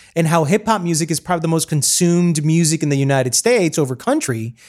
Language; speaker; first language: English; early bilingual, other home language; Spanish